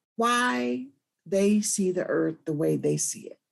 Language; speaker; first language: English; native; English